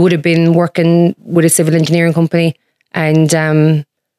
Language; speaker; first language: English; native; English